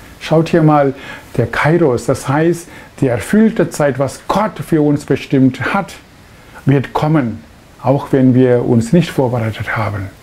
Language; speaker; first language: German; non-native, fluent; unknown